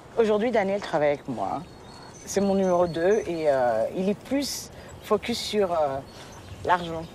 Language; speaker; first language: French; early bilingual, other home language; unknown